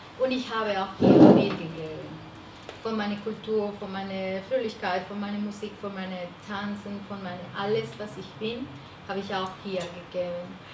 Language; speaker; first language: German; non-native, fluent; Spanish